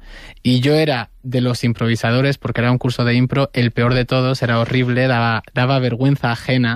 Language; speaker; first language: Spanish; native; Spanish